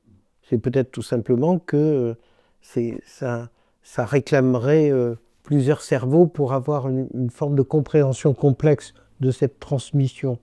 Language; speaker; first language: French; native; French